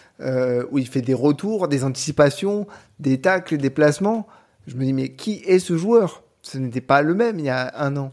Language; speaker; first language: French; native; French